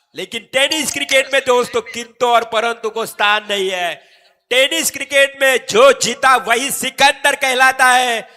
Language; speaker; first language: Hindi; non-native, local second language; Marathi